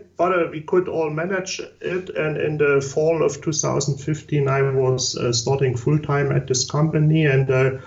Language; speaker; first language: English; non-native, learner; German